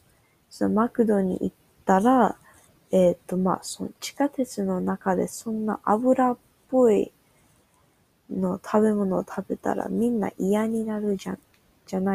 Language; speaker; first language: Japanese; non-native, learner; English